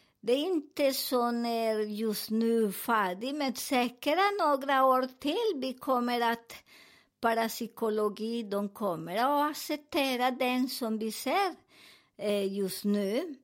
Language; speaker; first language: Swedish; non-native, learner; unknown